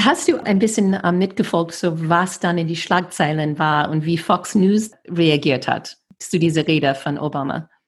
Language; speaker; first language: German; non-native, fluent; English